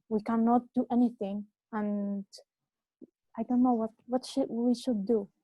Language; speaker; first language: English; non-native, learner; Arabic